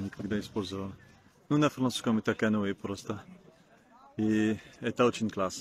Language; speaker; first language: Russian; non-native, learner; French